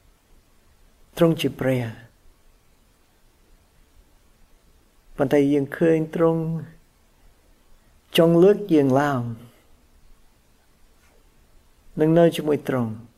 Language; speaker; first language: Khmer; non-native, fluent; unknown